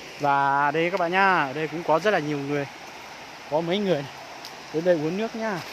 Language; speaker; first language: Vietnamese; non-native, local second language; Hmong